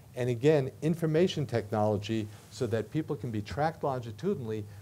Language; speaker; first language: English; native; English